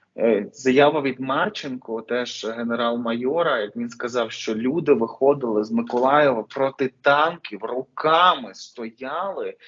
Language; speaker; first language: Ukrainian; native; Ukrainian